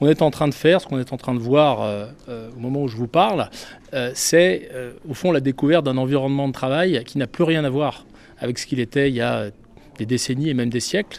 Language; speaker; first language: French; native; French